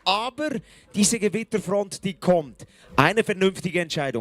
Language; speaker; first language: German; native; German